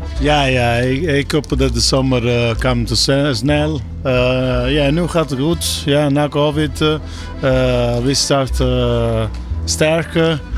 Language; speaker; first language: Dutch; non-native, learner; Italian